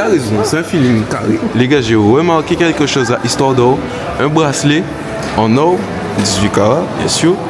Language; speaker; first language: French; native; French